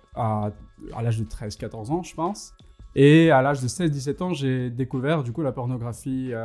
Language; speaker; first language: French; non-native, fluent; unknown